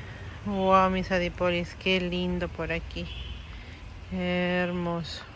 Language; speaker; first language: Spanish; native; Spanish